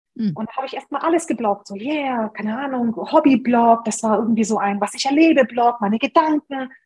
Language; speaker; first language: German; early bilingual, other home language; Hungarian